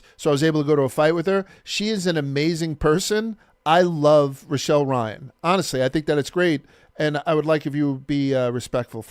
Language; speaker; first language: English; native; English